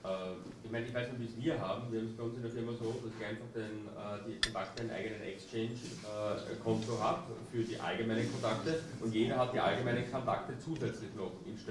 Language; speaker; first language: German; native; German